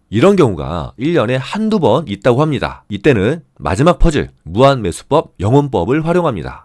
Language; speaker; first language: Korean; native; Korean